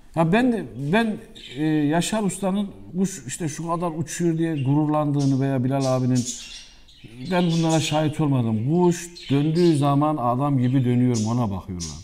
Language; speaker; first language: Turkish; native; Turkish